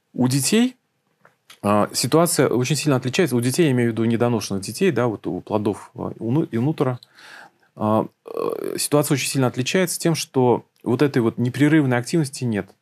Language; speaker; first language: Russian; native; Russian